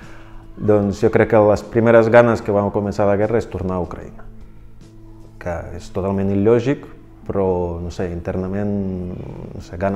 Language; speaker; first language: Catalan; non-native, fluent; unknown